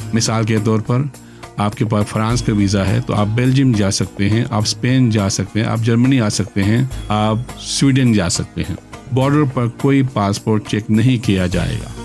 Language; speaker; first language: Urdu; non-native, local second language; Balti